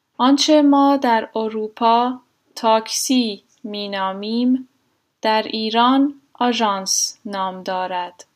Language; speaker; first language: Persian; non-native, fluent; German